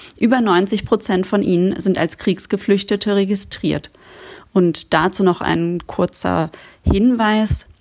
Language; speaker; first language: German; native; German